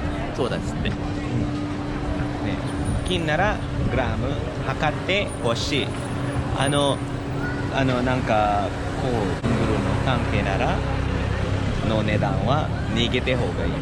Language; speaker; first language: Japanese; non-native, learner; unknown